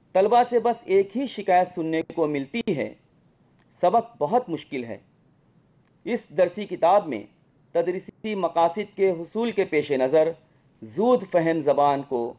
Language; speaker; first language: Urdu; native; Urdu